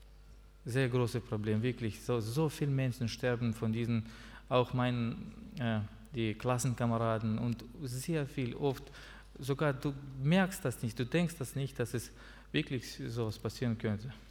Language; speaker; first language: German; non-native, learner; Russian